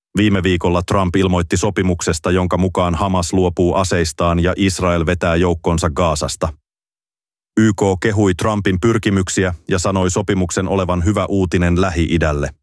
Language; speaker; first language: Finnish; native; Finnish